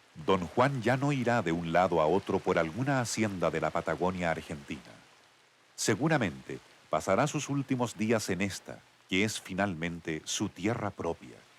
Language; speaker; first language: Spanish; native; Spanish